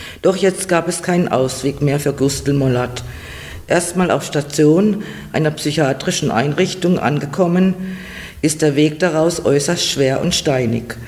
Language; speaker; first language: German; native; German